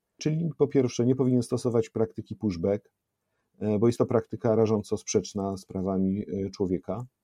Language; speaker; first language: Polish; native; Polish